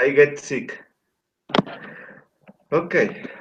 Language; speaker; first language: English; non-native, learner; Spanish